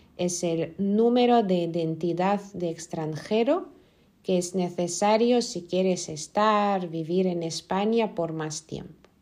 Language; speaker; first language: Spanish; non-native, fluent; Lithuanian